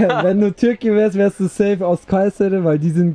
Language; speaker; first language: German; early bilingual, other home language; Turkish